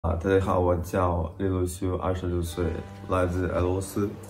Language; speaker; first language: Chinese; non-native, fluent; Russian